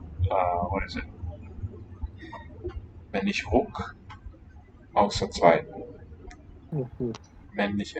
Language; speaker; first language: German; non-native, learner; English